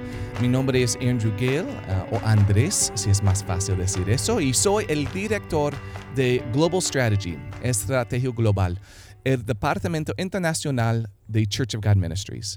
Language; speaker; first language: Spanish; non-native, fluent; English